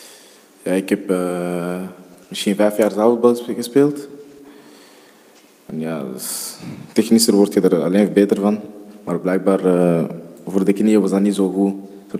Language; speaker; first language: Dutch; early bilingual, other home language; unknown